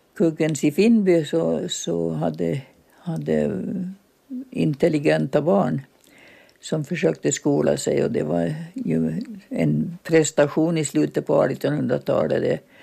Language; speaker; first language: Swedish; native; Swedish